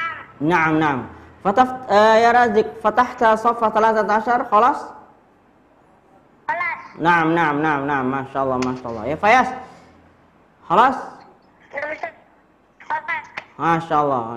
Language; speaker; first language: Arabic; non-native, fluent; Indonesian